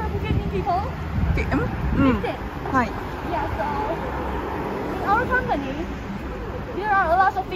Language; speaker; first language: English; non-native, fluent; Chinese